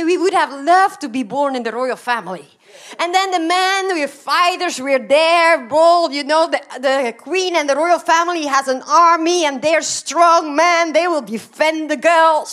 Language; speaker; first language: English; non-native, fluent; Dutch